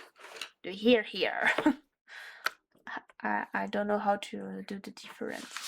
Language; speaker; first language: English; non-native, learner; French